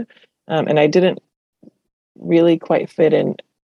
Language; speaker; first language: English; early bilingual, other home language; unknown